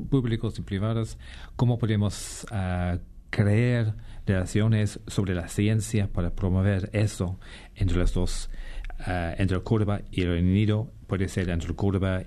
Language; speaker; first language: Spanish; non-native, fluent; English